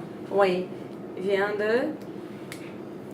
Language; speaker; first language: French; non-native, fluent; Portuguese